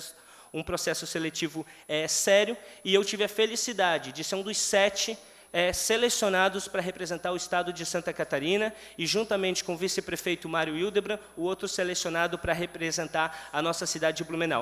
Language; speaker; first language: Portuguese; native; Portuguese